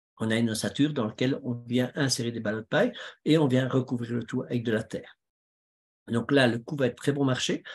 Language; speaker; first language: French; native; French